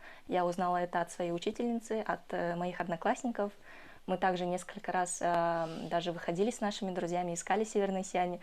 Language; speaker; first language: Russian; early bilingual, other home language; Kyrgyz